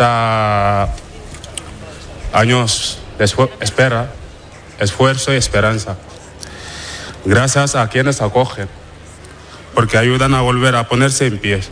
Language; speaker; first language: Spanish; non-native, fluent; Wolof